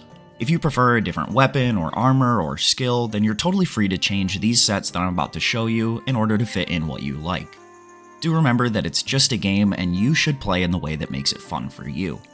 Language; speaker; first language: English; native; English